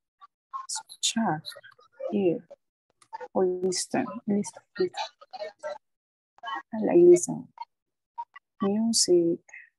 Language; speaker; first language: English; non-native, learner; Spanish